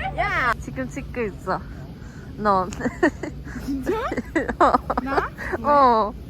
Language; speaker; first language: Korean; non-native, fluent; Swedish